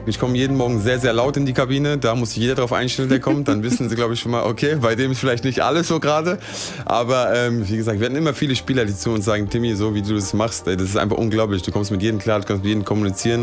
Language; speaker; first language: German; native; German